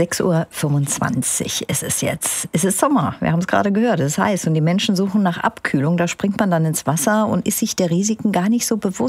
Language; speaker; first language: German; native; German